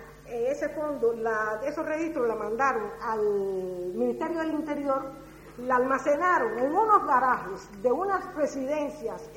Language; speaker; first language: Spanish; native; Spanish